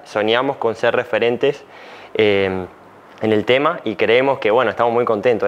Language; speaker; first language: Spanish; native; Spanish